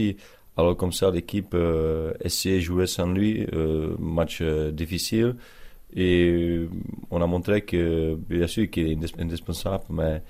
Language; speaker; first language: French; non-native, learner; Czech